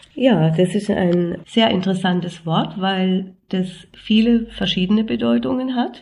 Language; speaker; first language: German; native; German